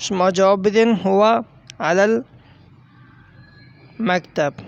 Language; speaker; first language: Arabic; non-native, fluent; Persian